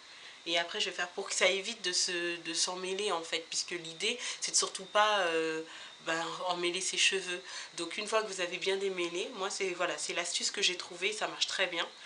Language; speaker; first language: French; native; French